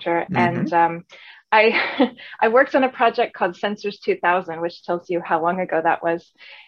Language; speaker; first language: English; native; English